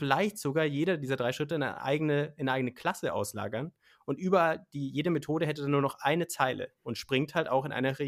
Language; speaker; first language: German; native; German